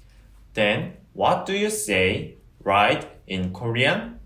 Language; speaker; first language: English; non-native, fluent; Korean